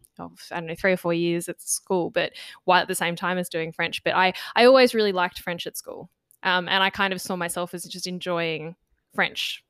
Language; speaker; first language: English; native; English